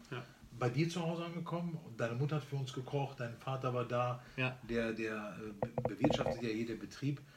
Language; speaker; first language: German; early bilingual, other home language; Spanish